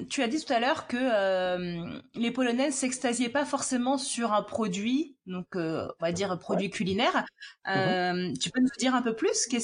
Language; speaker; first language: French; native; French